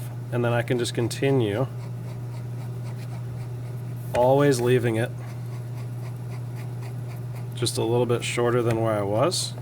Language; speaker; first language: English; native; English